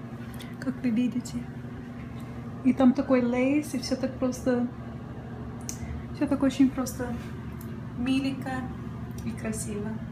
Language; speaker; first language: Russian; early bilingual, heritage; Russian